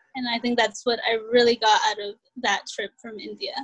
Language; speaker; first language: English; early bilingual, other home language; Spanish